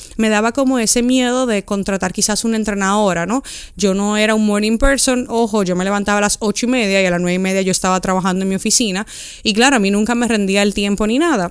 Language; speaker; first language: Spanish; native; Spanish